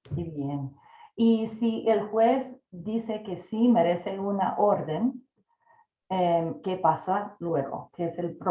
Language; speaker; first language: Spanish; non-native, fluent; English